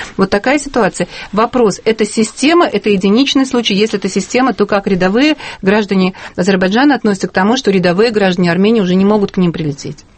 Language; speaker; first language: Russian; native; Russian